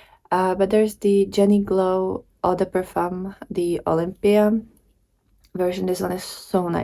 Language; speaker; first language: English; non-native, fluent; Czech